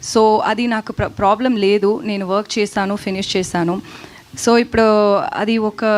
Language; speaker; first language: Telugu; non-native, fluent; Tamil